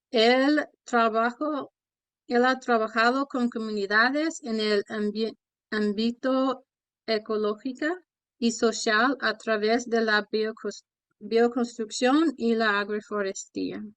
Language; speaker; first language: Spanish; early bilingual, heritage; Spanish